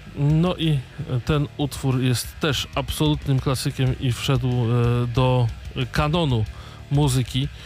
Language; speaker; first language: Polish; native; Polish